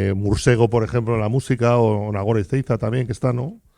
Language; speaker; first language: Spanish; native; Spanish